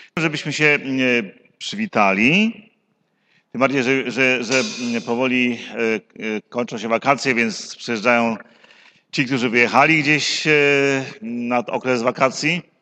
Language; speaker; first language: Polish; native; Polish